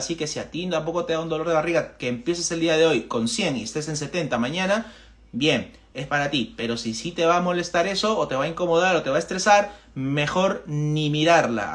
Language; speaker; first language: Spanish; native; Spanish